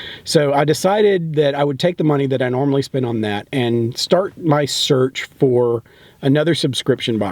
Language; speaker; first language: English; native; English